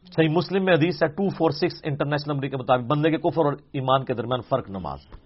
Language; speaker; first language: Urdu; non-native, local second language; Punjabi